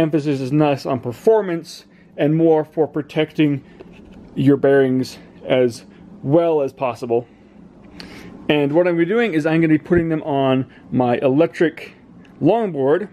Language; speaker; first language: English; native; English